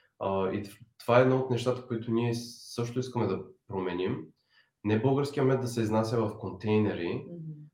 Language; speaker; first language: Bulgarian; native; Bulgarian